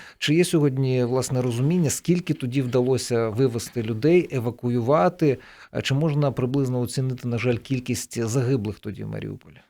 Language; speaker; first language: Ukrainian; native; Ukrainian